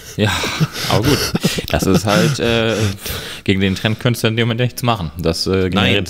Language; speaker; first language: German; native; German